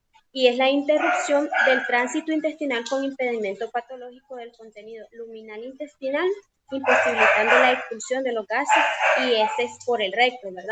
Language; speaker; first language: Spanish; native; Spanish